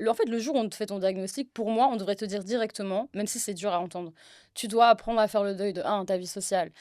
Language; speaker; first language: French; early bilingual, other home language; Arabic